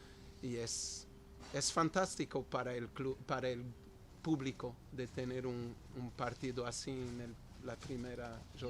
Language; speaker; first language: Spanish; non-native, fluent; Portuguese